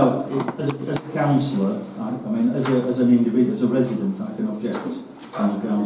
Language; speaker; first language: English; native; English